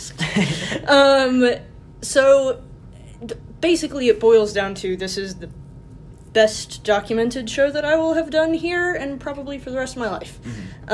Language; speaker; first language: English; native; English